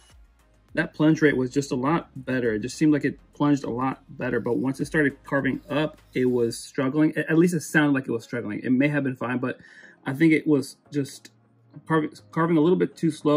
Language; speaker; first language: English; native; English